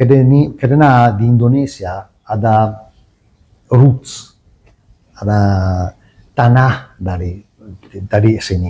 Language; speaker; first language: Indonesian; non-native, learner; Italian